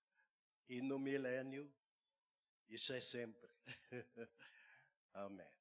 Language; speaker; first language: Portuguese; native; Portuguese